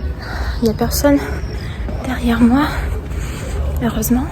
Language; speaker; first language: French; non-native, fluent; Russian